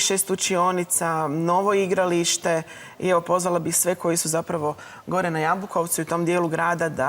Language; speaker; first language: Croatian; native; Croatian